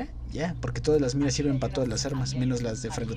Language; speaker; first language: Spanish; native; Spanish